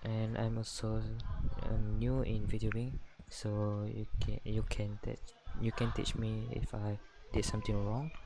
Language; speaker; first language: English; non-native, learner; Malay